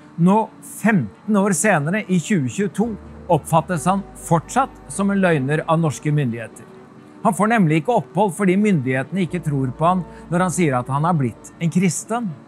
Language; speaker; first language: Norwegian; native; Norwegian